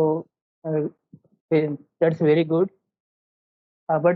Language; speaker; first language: English; non-native, learner; Marathi